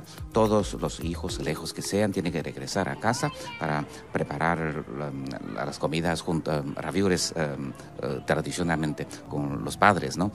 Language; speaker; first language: Spanish; non-native, fluent; Chinese